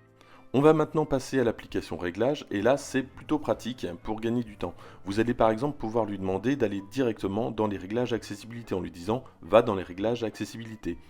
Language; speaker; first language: French; native; French